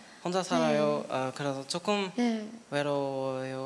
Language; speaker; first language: Korean; non-native, learner; English